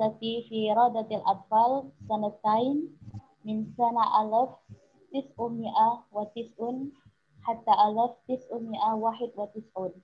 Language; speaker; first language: Arabic; non-native, learner; Indonesian